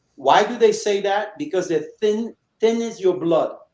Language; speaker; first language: English; early bilingual, other home language; Persian